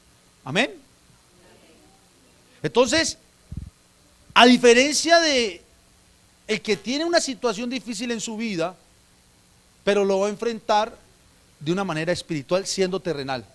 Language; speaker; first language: Spanish; native; Spanish